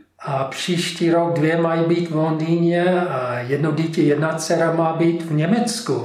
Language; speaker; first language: Czech; non-native, fluent; English